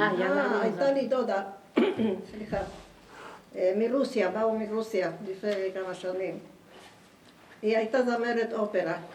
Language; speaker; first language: Hebrew; non-native, fluent; Spanish